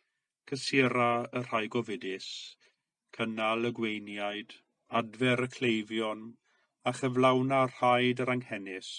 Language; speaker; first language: Welsh; native; Welsh